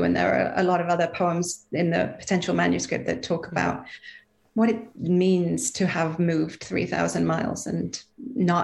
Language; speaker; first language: English; native; English